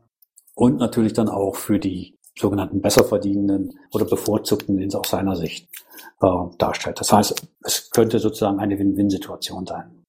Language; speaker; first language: German; native; German